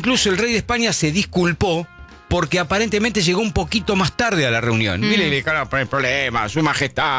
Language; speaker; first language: Spanish; native; Spanish